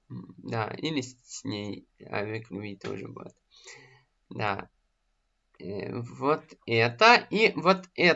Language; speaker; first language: Russian; native; Russian